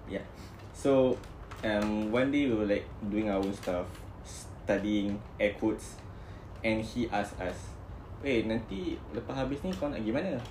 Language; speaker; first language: English; non-native, local second language; Malay